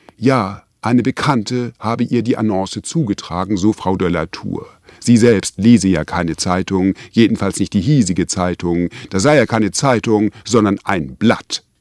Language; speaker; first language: German; native; German